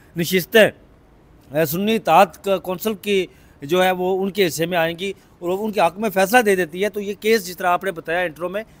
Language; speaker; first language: Urdu; native; Urdu